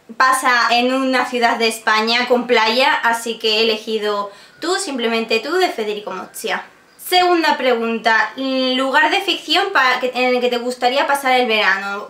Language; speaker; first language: Spanish; native; Spanish